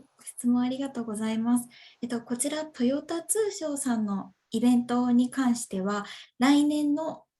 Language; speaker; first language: Japanese; native; Japanese